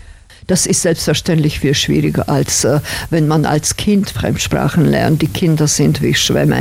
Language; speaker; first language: German; non-native, fluent; Slovak